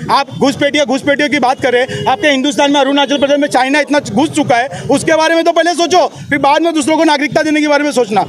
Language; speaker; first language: Hindi; native; Hindi